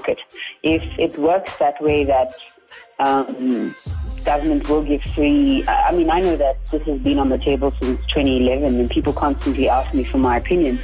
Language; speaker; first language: English; native; English